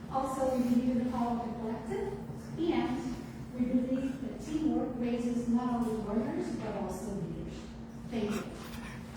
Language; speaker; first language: English; non-native, fluent; Portuguese